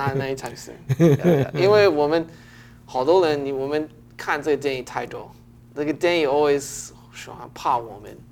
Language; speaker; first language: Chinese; early bilingual, heritage; English